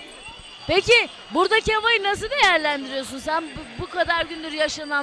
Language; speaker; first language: Turkish; native; Turkish